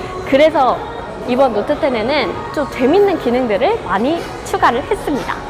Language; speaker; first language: Korean; native; Korean